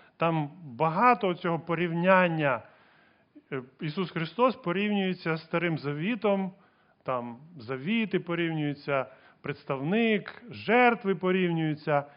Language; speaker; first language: Ukrainian; non-native, local second language; Russian